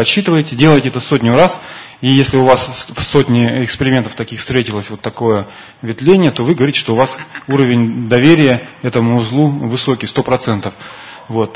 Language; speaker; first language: Russian; native; Russian